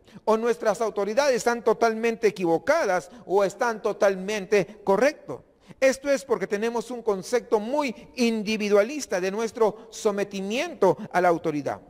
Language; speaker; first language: Spanish; native; Spanish